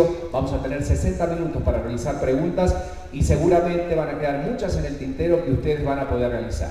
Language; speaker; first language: Spanish; native; Spanish